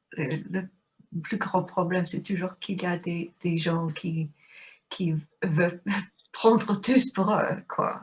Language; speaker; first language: French; non-native, fluent; English